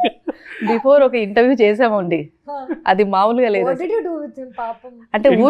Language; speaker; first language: Telugu; native; Telugu